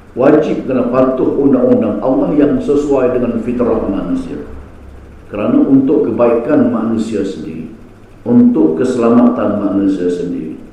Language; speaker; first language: Malay; native; Malay